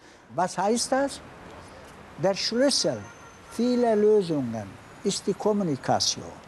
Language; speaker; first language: German; non-native, fluent; Turkish